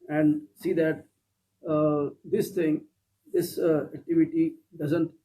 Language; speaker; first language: English; non-native, local second language; Kannada